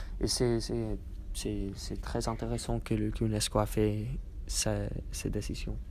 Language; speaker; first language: French; non-native, learner; English